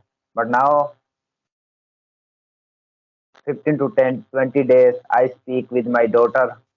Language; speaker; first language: English; non-native, learner; Hindi